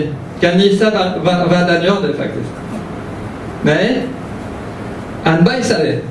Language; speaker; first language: Swedish; early bilingual, heritage; French